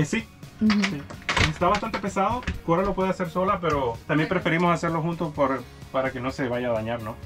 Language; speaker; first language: Spanish; native; Spanish